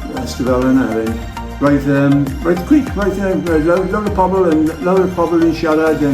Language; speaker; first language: Welsh; non-native, local second language; English